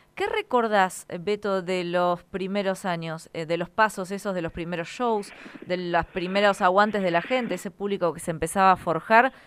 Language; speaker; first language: Spanish; native; Spanish